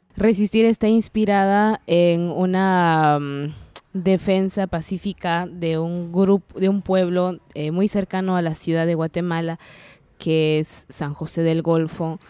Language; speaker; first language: Spanish; non-native, local second language; Kaqchikel